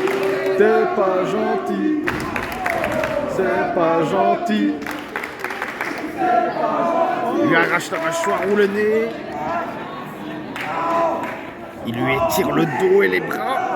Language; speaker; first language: French; native; French